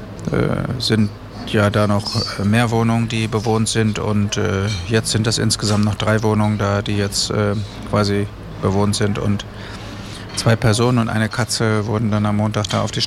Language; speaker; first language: German; native; German